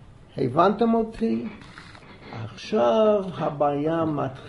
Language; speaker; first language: Hebrew; non-native, fluent; English